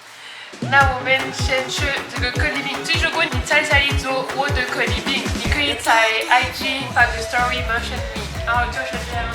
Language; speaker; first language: Chinese; non-native, fluent; French